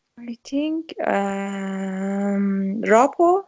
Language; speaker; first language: English; non-native, learner; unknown